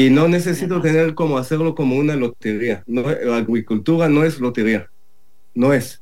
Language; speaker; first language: Spanish; non-native, learner; Hebrew